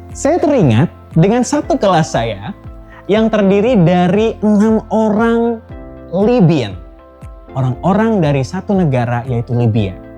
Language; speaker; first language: Indonesian; native; Indonesian